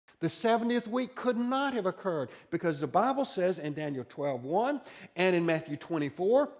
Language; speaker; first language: English; native; English